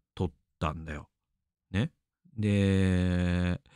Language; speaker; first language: Japanese; native; Japanese